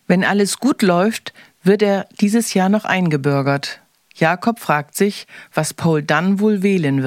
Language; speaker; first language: German; native; German